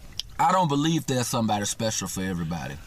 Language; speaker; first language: English; native; English